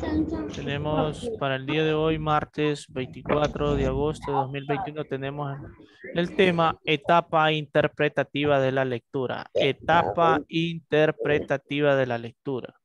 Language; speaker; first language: Spanish; native; Spanish